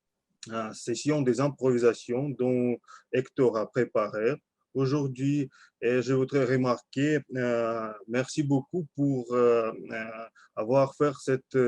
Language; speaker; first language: French; non-native, learner; Russian